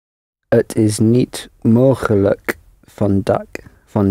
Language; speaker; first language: Dutch; non-native, learner; English